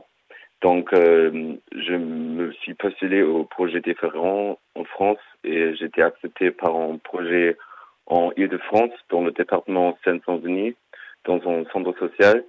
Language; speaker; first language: French; non-native, fluent; German